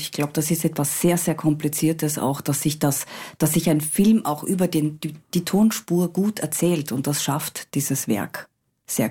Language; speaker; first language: German; native; German